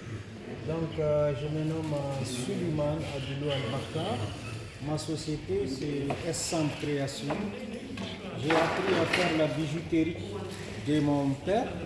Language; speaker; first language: French; non-native, local second language; Tamasheq